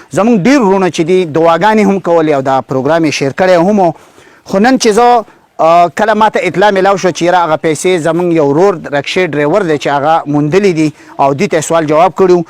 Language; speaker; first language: Pashto; native; Pashto